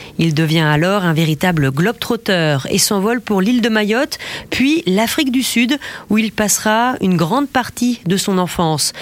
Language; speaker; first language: French; native; French